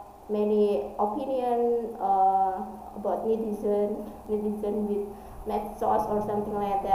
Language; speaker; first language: English; non-native, learner; Indonesian